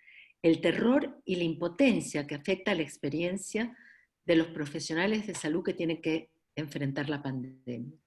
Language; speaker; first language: Spanish; native; Spanish